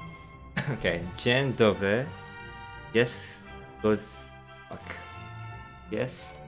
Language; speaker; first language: Polish; non-native, learner; English